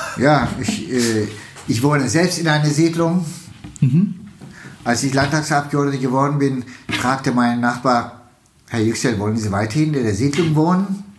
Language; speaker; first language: German; non-native, fluent; Turkish